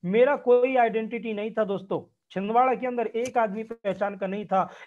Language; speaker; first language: Hindi; native; Hindi